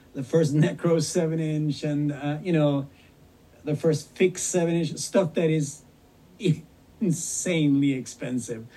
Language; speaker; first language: English; non-native, fluent; Swedish